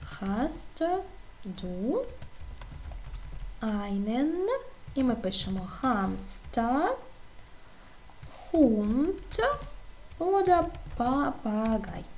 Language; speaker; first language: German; non-native, fluent; Ukrainian